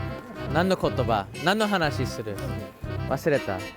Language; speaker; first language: Japanese; non-native, fluent; English